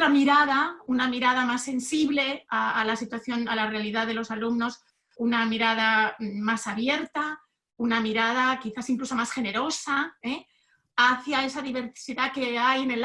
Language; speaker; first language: Spanish; native; Spanish